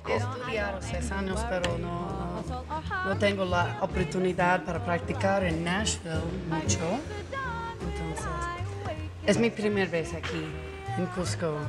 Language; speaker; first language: Spanish; non-native, learner; English